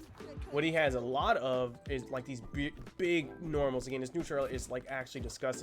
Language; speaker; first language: English; native; English